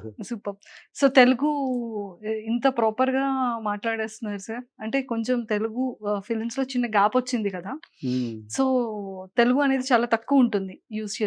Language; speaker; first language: Telugu; native; Telugu